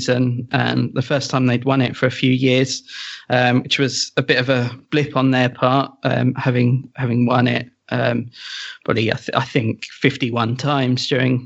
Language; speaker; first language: English; native; English